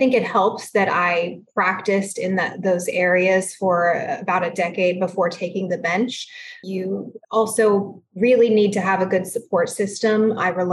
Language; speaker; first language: English; early bilingual, other home language; Spanish